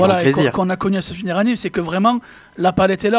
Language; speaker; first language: French; native; French